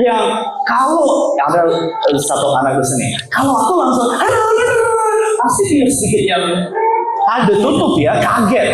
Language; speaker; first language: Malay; non-native, learner; English